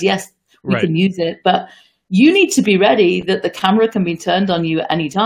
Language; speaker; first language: English; native; English